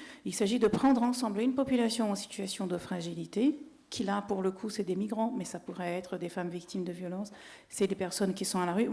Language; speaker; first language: French; native; French